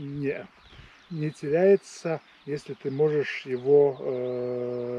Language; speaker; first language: Russian; non-native, fluent; Latvian